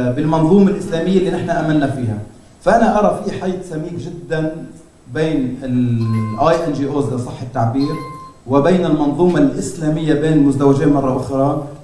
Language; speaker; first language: Arabic; native; Arabic